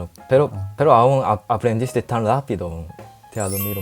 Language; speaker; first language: Spanish; non-native, learner; Japanese